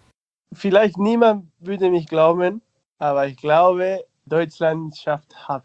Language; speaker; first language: German; non-native, learner; Spanish